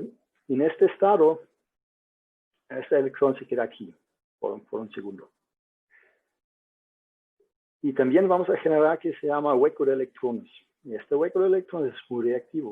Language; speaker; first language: Spanish; non-native, learner; German